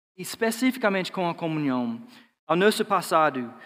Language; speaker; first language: Portuguese; non-native, fluent; English